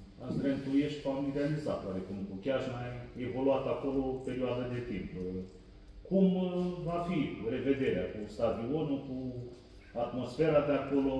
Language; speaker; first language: Romanian; native; Romanian